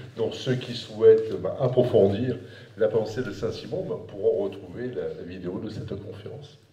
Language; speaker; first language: French; native; French